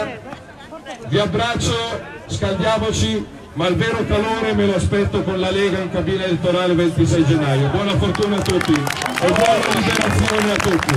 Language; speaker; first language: Italian; native; Italian